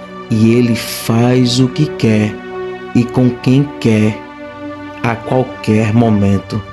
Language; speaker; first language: Portuguese; native; Portuguese